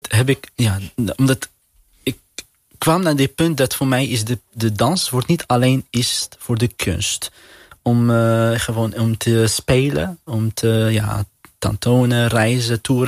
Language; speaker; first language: Dutch; non-native, fluent; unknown